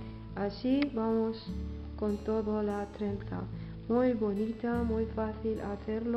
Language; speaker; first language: Spanish; non-native, learner; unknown